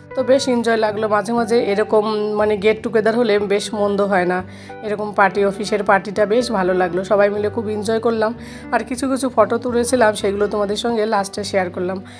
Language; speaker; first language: Bangla; native; Bangla